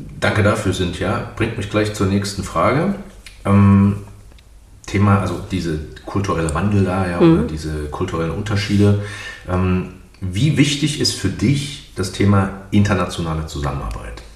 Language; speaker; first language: German; native; German